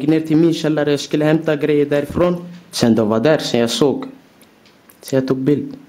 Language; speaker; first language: Swedish; early bilingual, other home language; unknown